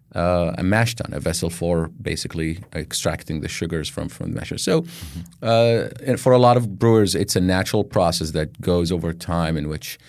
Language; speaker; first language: English; non-native, fluent; Arabic